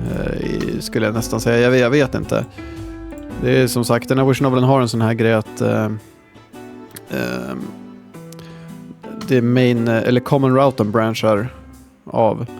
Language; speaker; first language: Swedish; native; Swedish